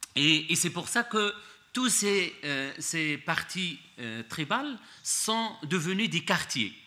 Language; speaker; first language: French; non-native, local second language; Arabic